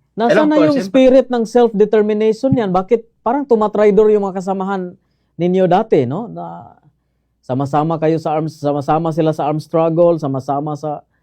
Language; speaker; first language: Filipino; native; Filipino